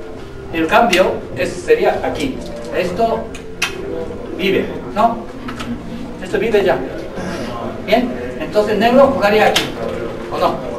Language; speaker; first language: Spanish; non-native, learner; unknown